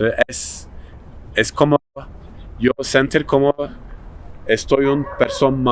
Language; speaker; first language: Spanish; non-native, learner; Turkish